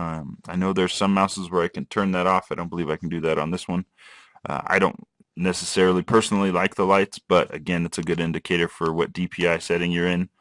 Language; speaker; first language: English; native; English